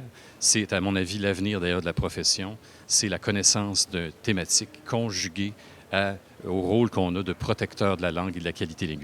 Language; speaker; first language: French; native; French